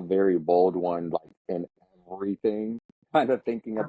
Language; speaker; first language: English; native; English